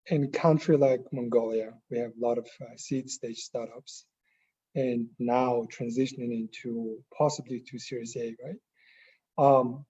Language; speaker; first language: English; non-native, fluent; Mongolian